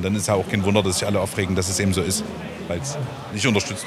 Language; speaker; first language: German; native; German